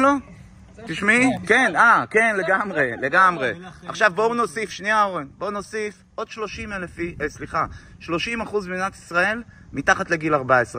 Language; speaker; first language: Hebrew; native; Hebrew